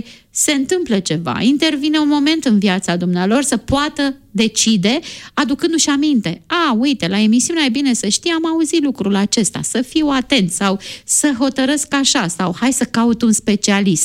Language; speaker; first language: Romanian; native; Romanian